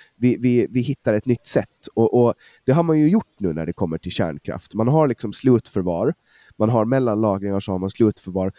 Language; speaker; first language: Swedish; non-native, fluent; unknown